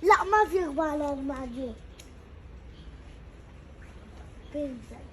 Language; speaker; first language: Arabic; early bilingual, other home language; Urdu